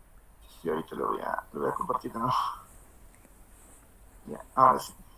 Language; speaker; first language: Spanish; native; Spanish